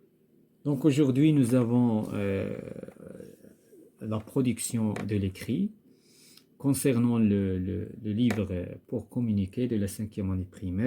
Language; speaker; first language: French; non-native, local second language; Arabic